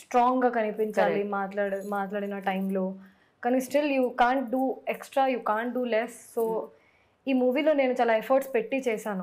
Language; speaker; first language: Telugu; non-native, learner; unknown